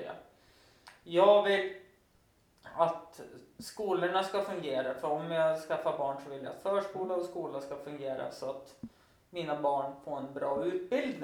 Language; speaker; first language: Swedish; native; Swedish